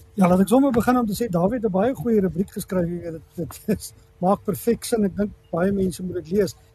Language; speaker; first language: Afrikaans; native; Afrikaans